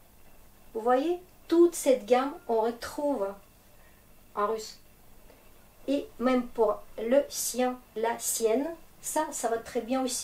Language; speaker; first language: French; non-native, fluent; Russian